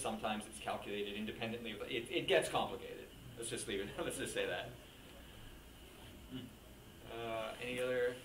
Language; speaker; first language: English; native; English